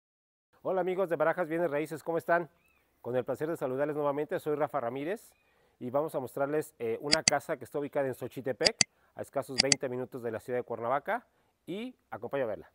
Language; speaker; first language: Spanish; native; Spanish